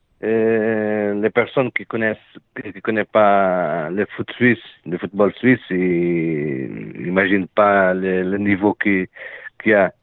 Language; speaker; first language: French; non-native, learner; Portuguese